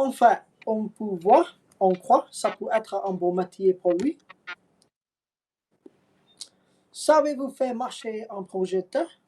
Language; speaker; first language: French; non-native, learner; English